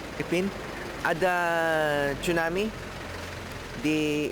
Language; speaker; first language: Indonesian; non-native, learner; Filipino